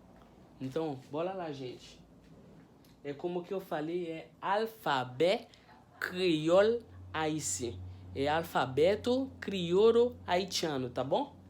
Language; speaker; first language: Portuguese; non-native, fluent; Haitian Creole